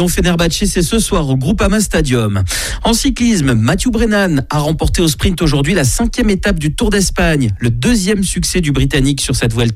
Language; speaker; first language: French; native; French